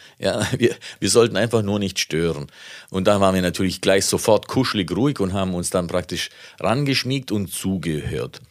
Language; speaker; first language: German; non-native, fluent; Italian